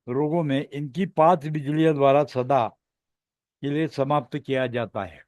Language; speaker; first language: Hindi; non-native, local second language; Marathi